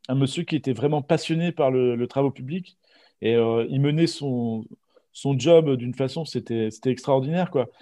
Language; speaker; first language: French; native; French